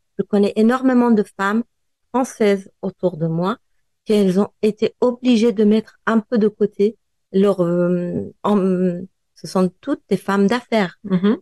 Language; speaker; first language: French; non-native, fluent; Persian